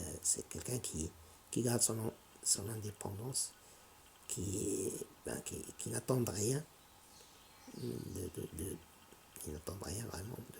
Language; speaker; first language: French; non-native, local second language; Arabic